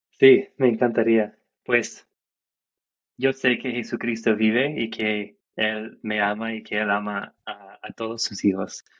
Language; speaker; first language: Spanish; non-native, fluent; English